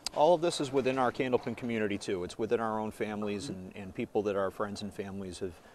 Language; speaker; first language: English; native; English